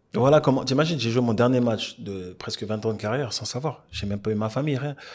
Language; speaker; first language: French; native; French